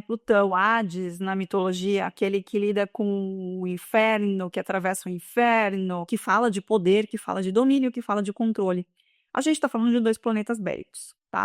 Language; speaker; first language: Portuguese; native; Portuguese